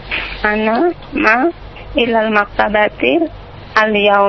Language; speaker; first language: Arabic; non-native, learner; Indonesian